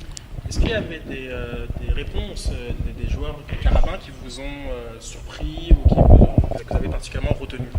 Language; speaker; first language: French; native; French